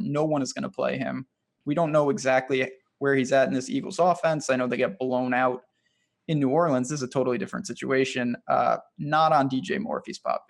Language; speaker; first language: English; native; English